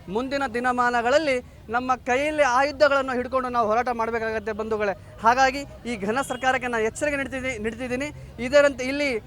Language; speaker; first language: Kannada; non-native, local second language; Lambadi